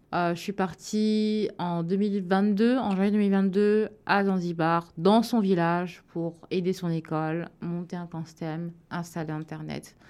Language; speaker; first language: French; early bilingual, other home language; Wolof